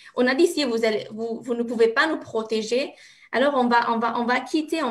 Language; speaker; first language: French; non-native, learner; Arabic